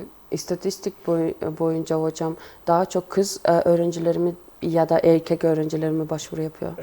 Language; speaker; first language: Turkish; non-native, local second language; Kyrgyz